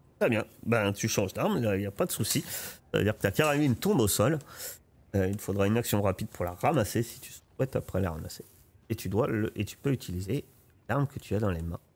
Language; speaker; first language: French; native; French